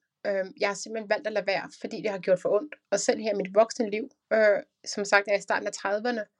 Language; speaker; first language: Danish; native; Danish